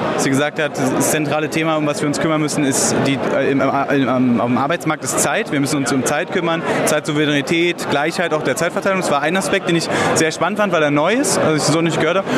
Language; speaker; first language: German; native; German